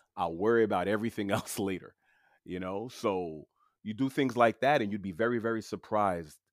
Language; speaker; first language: English; early bilingual, other home language; French